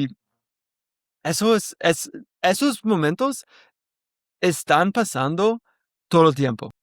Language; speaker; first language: Spanish; non-native, learner; English